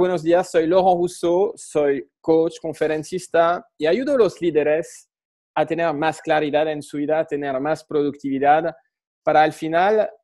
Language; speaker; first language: Spanish; non-native, fluent; French